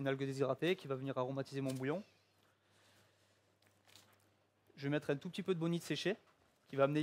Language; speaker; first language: French; native; French